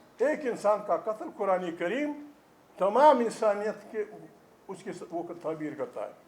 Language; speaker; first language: Urdu; non-native, local second language; Pashto